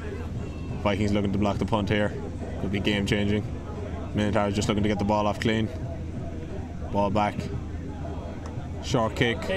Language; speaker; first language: English; native; English